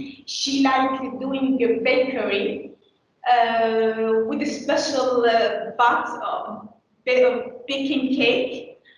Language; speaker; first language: English; non-native, learner; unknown